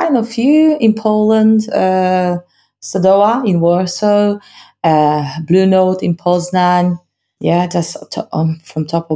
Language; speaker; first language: English; non-native, fluent; Polish